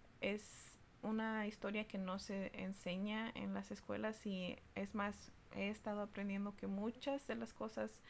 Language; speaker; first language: Spanish; early bilingual, heritage; Spanish